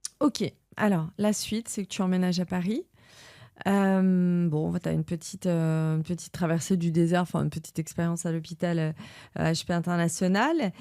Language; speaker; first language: French; native; French